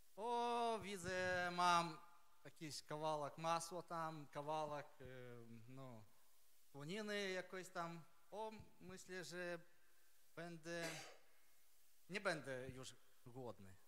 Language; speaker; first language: Polish; non-native, learner; Ukrainian